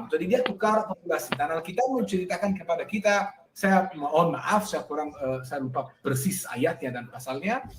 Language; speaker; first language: Indonesian; non-native, fluent; Hebrew